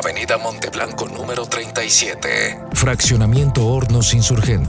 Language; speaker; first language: Spanish; native; Spanish